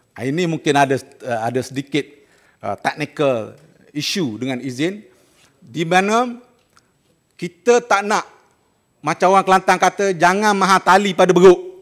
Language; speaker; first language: Malay; native; Malay